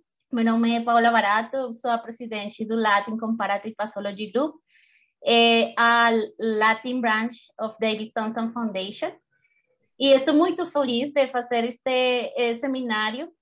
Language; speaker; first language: Portuguese; non-native, fluent; Spanish